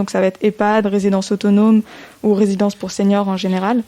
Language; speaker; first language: French; native; French